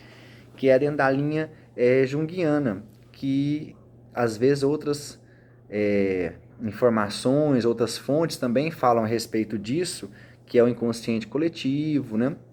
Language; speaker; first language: Portuguese; native; Portuguese